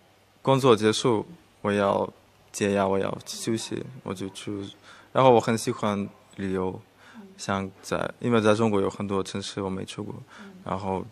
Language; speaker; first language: Chinese; non-native, fluent; Russian